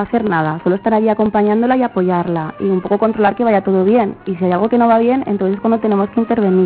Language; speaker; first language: Spanish; native; Spanish